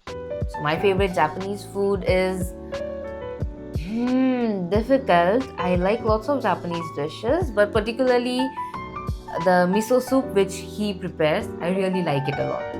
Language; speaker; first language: English; non-native, local second language; Hindi